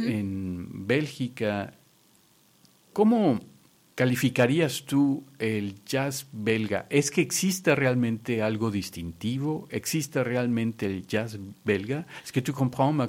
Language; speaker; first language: Spanish; native; Spanish